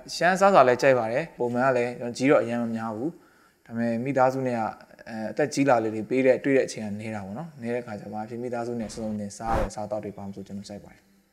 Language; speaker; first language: Burmese; non-native, local second language; Shan